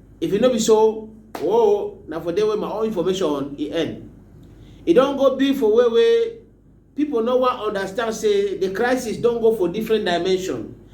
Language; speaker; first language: Nigerian Pidgin; native; Nigerian Pidgin